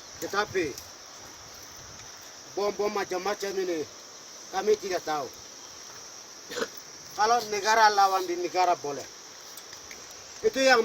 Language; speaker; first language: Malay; non-native, local second language; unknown